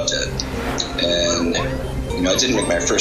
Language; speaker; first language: English; native; English